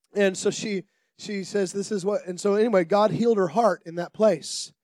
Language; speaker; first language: English; native; English